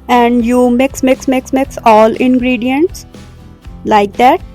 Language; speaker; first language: English; non-native, local second language; Urdu